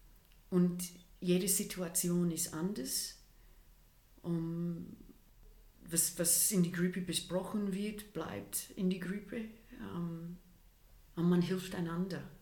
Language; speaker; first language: German; non-native, fluent; English